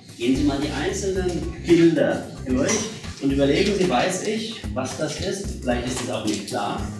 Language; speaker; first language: German; native; German